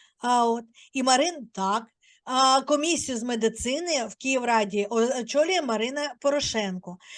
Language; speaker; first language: Ukrainian; native; Ukrainian